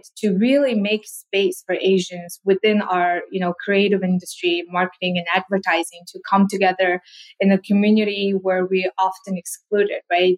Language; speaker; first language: English; non-native, fluent; Korean